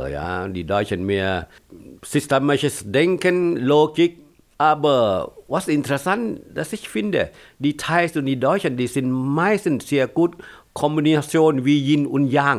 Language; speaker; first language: German; non-native, fluent; Thai